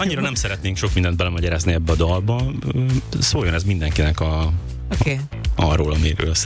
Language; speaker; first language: Hungarian; native; Hungarian